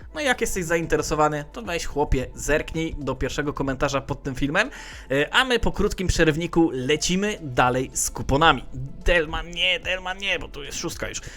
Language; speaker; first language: Polish; native; Polish